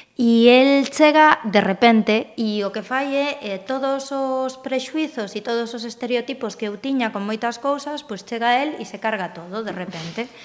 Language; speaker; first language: Galician; native; Galician